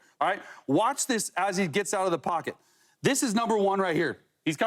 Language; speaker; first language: English; native; English